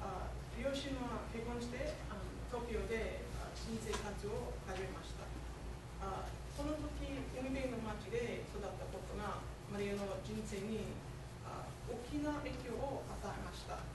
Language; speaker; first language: Japanese; non-native, learner; English